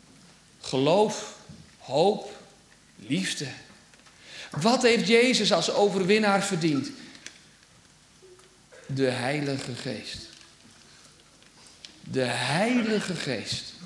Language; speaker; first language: Dutch; native; Dutch